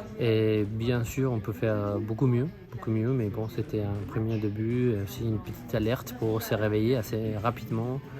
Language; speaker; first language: French; non-native, fluent; Spanish